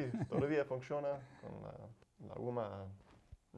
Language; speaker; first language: Spanish; non-native, learner; English